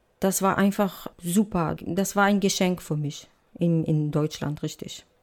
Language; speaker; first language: German; non-native, fluent; Arabic